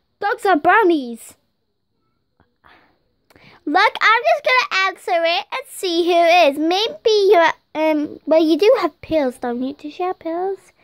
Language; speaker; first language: English; native; English